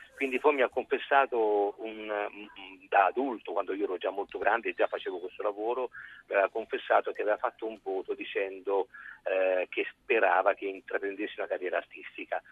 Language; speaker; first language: Italian; native; Italian